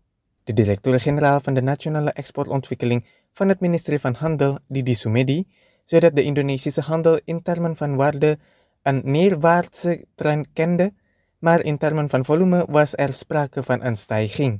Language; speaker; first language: Dutch; non-native, fluent; Indonesian